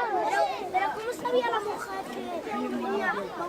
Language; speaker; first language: Spanish; non-native, learner; Arabic